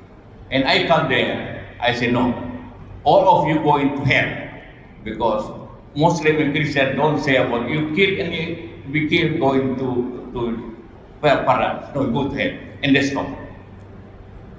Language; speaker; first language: English; non-native, learner; Indonesian